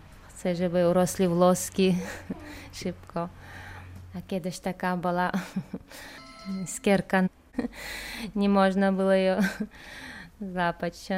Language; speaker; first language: Polish; non-native, learner; Chechen